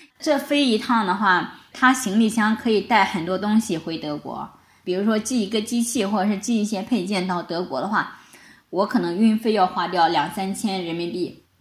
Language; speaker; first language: Chinese; native; Chinese